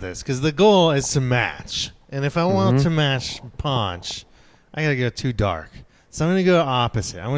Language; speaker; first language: English; non-native, fluent; French